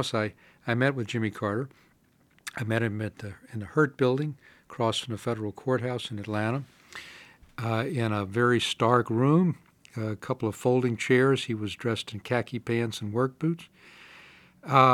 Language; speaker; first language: English; native; English